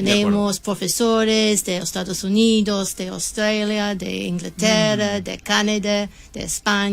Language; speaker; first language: Spanish; non-native, learner; English